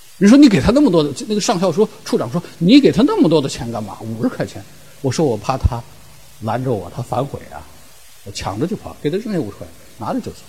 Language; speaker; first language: Chinese; native; Chinese